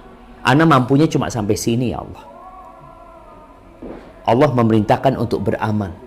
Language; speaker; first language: Indonesian; native; Indonesian